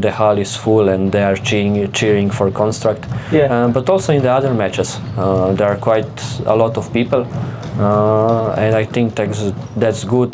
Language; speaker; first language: English; non-native, fluent; Slovenian